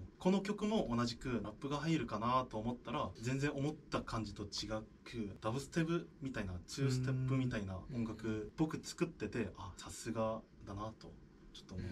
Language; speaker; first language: Japanese; non-native, fluent; Korean